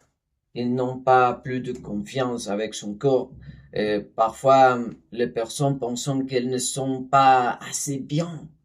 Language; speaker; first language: French; non-native, learner; Spanish